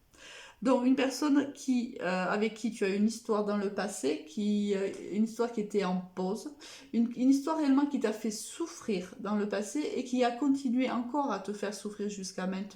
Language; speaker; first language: French; native; French